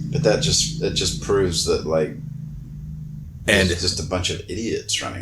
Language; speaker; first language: English; native; English